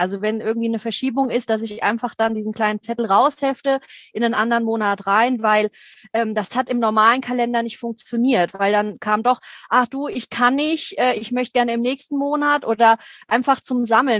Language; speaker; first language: German; native; German